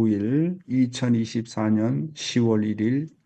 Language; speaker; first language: Korean; native; Korean